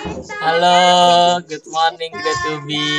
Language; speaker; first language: English; non-native, learner; Indonesian